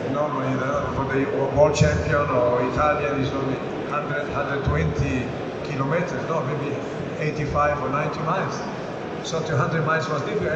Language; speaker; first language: English; non-native, learner; Italian